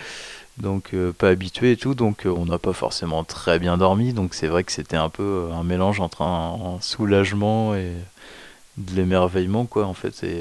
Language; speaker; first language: French; native; French